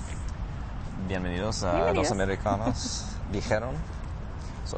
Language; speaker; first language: Spanish; non-native, fluent; English